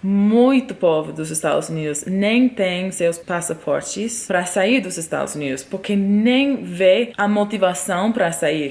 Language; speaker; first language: Portuguese; non-native, fluent; English